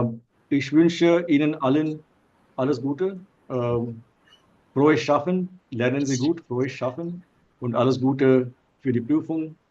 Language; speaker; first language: German; non-native, fluent; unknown